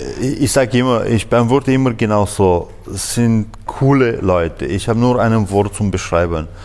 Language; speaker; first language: German; non-native, fluent; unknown